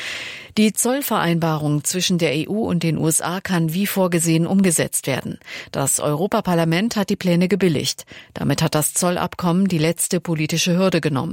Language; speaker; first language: German; native; German